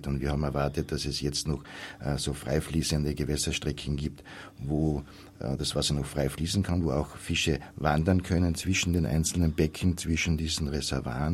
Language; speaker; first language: German; native; German